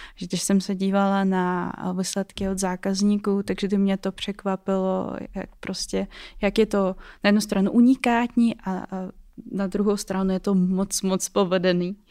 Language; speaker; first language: Czech; non-native, fluent; Russian